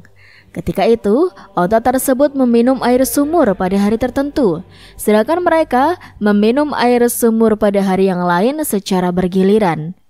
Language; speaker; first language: Indonesian; native; Indonesian